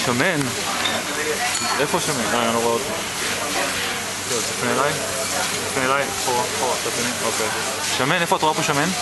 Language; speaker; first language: Hebrew; native; Hebrew